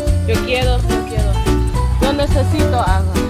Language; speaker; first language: Spanish; non-native, learner; English